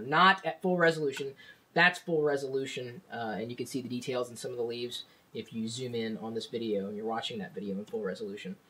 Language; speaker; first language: English; native; English